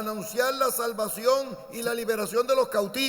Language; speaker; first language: Spanish; native; Spanish